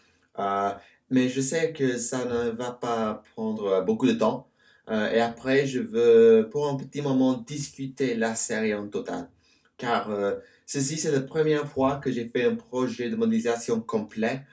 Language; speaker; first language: French; non-native, fluent; English